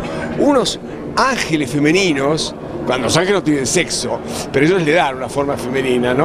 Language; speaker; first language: Spanish; native; Spanish